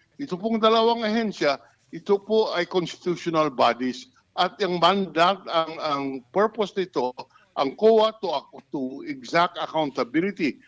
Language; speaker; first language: Filipino; non-native, local second language; Hiligaynon